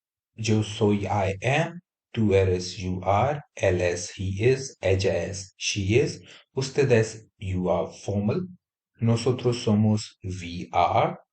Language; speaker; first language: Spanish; non-native, fluent; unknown